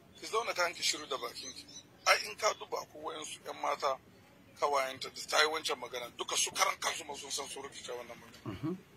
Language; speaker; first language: Hausa; non-native, local second language; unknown